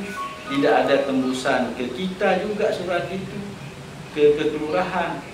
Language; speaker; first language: Indonesian; non-native, local second language; Sasak